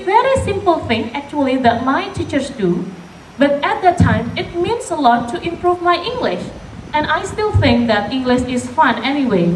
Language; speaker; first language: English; non-native, fluent; Indonesian